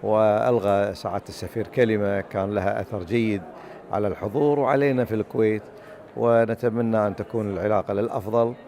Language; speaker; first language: Arabic; native; Arabic